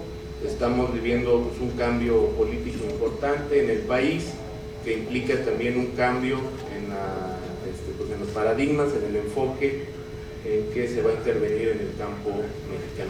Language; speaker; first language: Spanish; native; Spanish